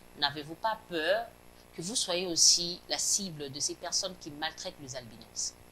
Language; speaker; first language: French; non-native, local second language; Lingala